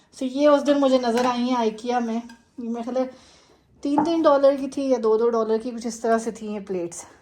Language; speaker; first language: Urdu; native; Urdu